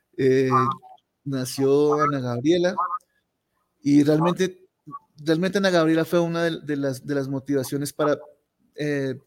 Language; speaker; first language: Spanish; native; Spanish